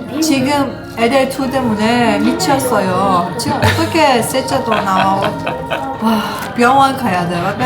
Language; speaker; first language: Korean; non-native, learner; Persian